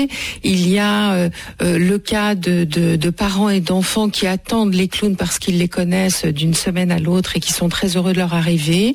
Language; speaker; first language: French; native; French